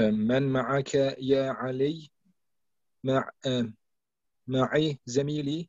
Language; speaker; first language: Arabic; non-native, learner; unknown